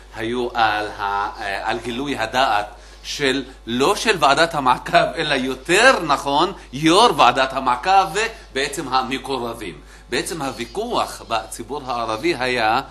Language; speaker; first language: Hebrew; non-native, local second language; Arabic